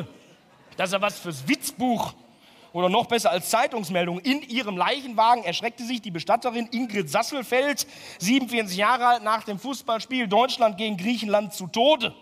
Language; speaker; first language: German; native; German